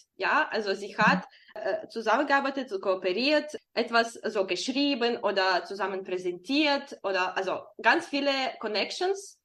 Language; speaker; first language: German; non-native, fluent; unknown